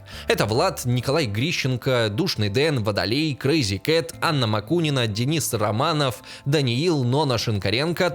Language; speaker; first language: Russian; native; Russian